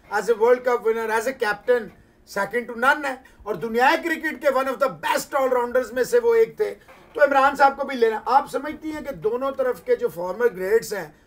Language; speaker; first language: Urdu; native; Urdu